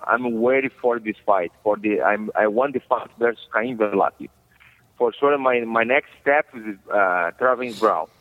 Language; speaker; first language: English; non-native, learner; Portuguese